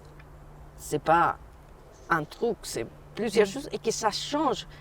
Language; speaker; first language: French; non-native, fluent; Spanish